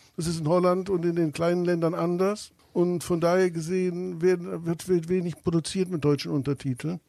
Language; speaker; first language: German; native; German